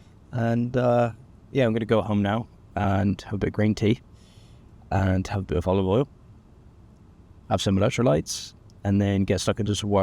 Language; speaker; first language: English; native; English